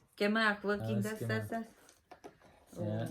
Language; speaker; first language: German; non-native, learner; Thai